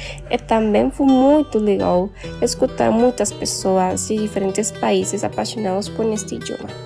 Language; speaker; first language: Portuguese; non-native, learner; Spanish